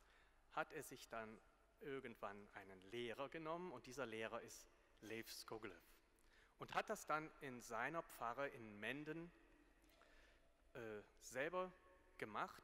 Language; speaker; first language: German; native; German